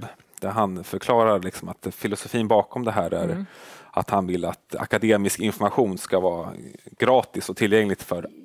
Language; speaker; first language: Swedish; native; Swedish